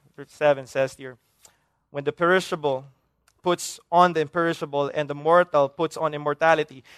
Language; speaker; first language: English; non-native, local second language; Hiligaynon